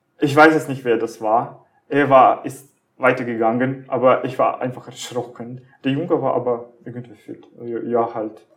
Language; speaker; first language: German; non-native, fluent; Russian